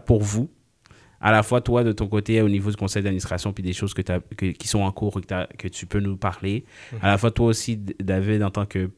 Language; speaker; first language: French; native; French